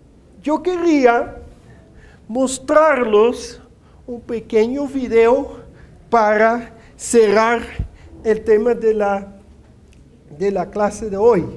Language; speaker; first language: Spanish; non-native, fluent; Dutch